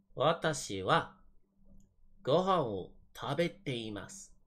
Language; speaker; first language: Japanese; non-native, learner; English